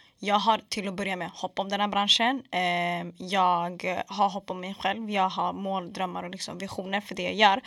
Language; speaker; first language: Swedish; early bilingual, other home language; Arabic